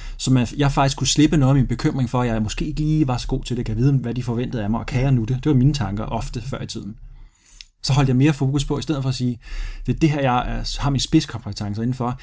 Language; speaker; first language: Danish; early bilingual, other home language; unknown